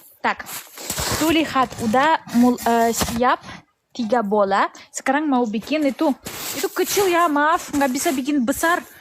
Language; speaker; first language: Indonesian; non-native, learner; Russian